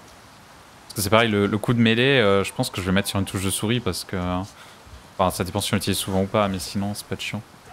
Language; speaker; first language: French; native; French